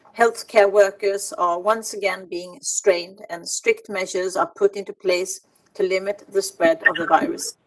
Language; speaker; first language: English; non-native, fluent; Swedish